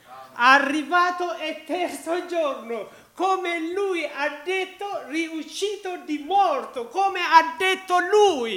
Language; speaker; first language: Italian; non-native, learner; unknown